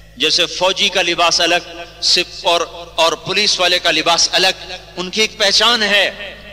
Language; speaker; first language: Urdu; non-native, local second language; Punjabi